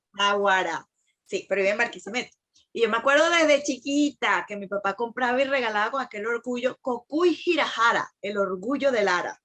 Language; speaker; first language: Spanish; native; Spanish